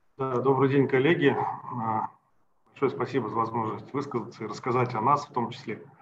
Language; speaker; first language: Russian; native; Russian